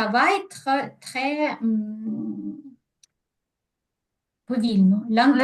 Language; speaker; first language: French; non-native, learner; Ukrainian